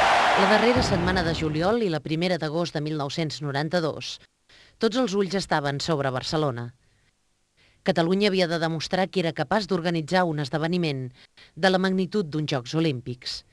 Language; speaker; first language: Catalan; native; Catalan